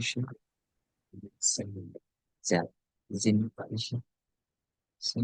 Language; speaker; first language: German; non-native, learner; Indonesian